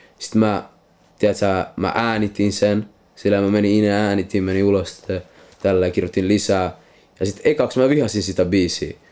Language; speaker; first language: Finnish; non-native, local second language; Swedish